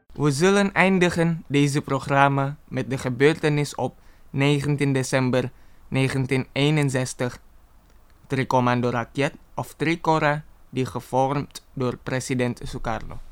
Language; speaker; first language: Dutch; non-native, fluent; Indonesian